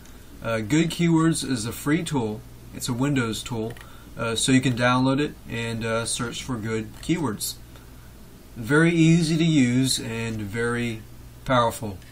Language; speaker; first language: English; native; English